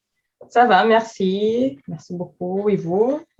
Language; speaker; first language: French; non-native, fluent; Portuguese